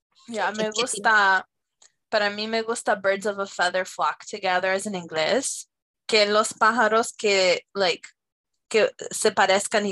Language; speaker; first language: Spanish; non-native, fluent; English